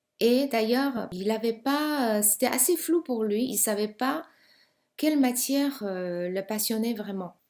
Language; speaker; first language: French; non-native, fluent; Chinese